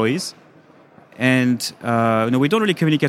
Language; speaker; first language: English; non-native, fluent; French